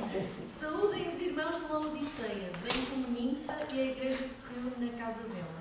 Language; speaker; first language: Portuguese; non-native, learner; English